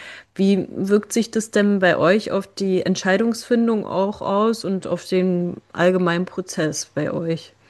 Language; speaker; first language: German; native; German